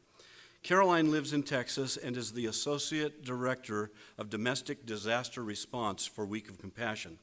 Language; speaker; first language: English; native; English